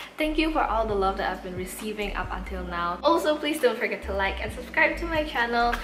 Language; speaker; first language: English; non-native, fluent; Indonesian